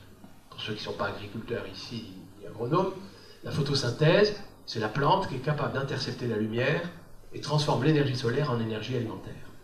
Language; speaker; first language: French; native; French